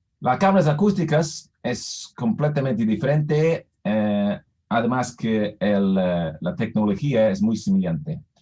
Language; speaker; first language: Spanish; non-native, fluent; English